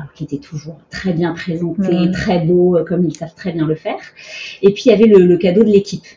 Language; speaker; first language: French; native; French